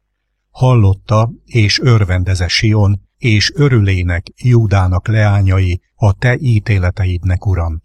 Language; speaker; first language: Hungarian; native; Hungarian